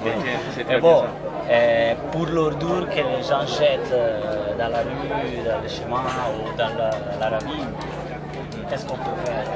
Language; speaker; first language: French; non-native, learner; Italian